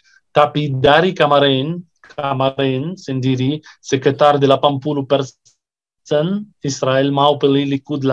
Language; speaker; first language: Indonesian; non-native, fluent; Arabic